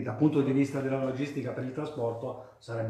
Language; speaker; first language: Italian; native; Italian